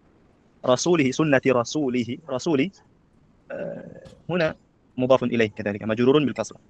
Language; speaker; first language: Arabic; non-native, fluent; Indonesian